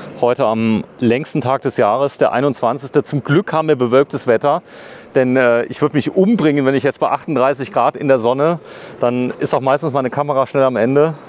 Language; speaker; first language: German; native; German